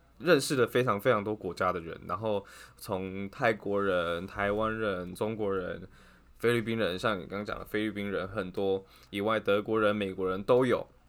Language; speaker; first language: Chinese; native; Chinese